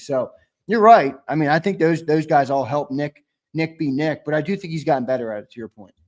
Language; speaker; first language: English; native; English